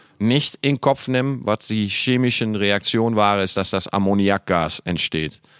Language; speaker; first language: German; non-native, fluent; Dutch